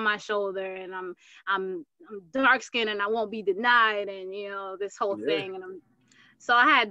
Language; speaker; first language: English; native; English